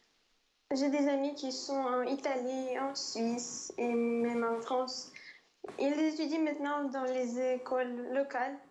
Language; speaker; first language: French; non-native, fluent; Ukrainian